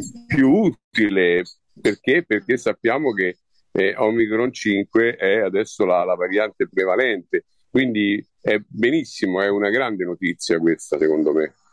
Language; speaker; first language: Italian; native; Italian